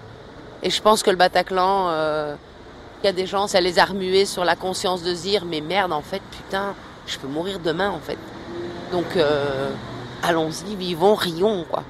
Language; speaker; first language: French; native; French